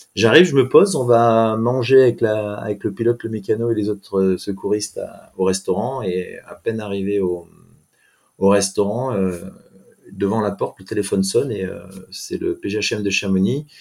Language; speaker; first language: French; native; French